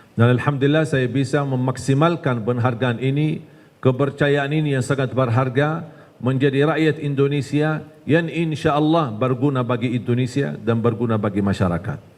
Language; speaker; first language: Malay; non-native, fluent; Arabic